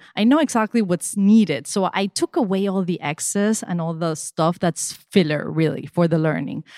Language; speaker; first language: English; early bilingual, other home language; Spanish